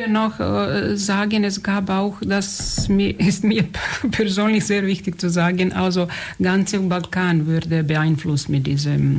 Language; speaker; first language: German; non-native, fluent; Serbian